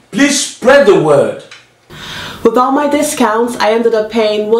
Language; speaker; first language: English; native; English